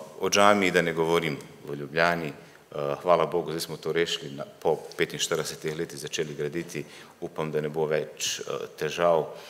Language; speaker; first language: Slovenian; early bilingual, other home language; Bosnian